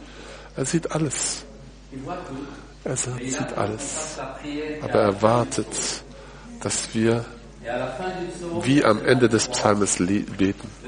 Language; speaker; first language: German; non-native, fluent; French